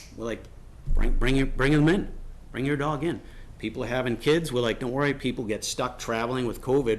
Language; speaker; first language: English; native; English